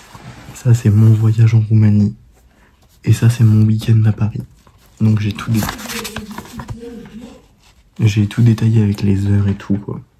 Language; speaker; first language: French; native; French